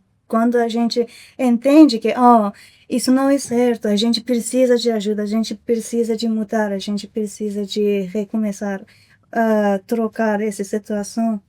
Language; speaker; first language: Portuguese; non-native, fluent; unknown